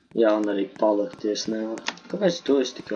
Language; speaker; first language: Latvian; native; Latvian